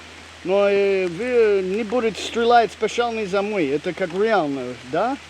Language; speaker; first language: Russian; non-native, learner; English